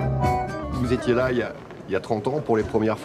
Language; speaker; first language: French; native; French